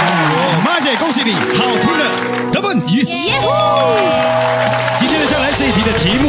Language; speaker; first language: Chinese; native; Chinese